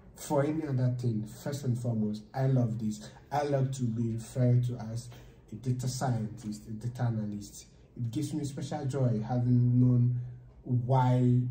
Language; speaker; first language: English; non-native, local second language; Igbo